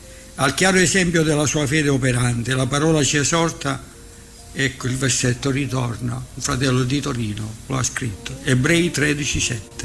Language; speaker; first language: Italian; native; Italian